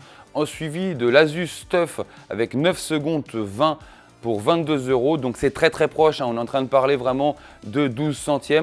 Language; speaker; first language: French; native; French